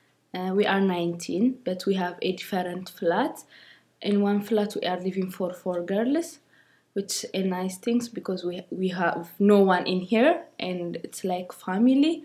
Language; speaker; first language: English; non-native, learner; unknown